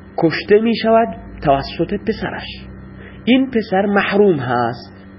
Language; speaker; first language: Persian; non-native, local second language; Baluchi